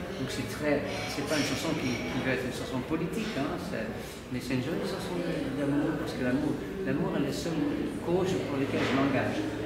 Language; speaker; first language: French; non-native, fluent; Dutch